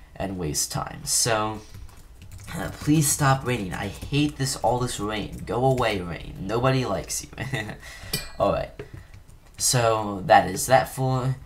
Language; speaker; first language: English; native; English